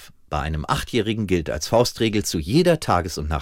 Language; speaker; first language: German; native; German